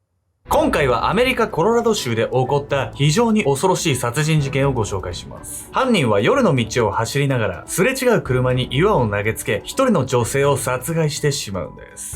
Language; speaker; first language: Japanese; native; Japanese